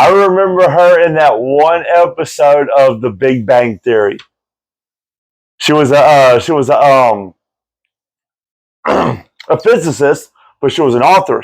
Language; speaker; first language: English; native; English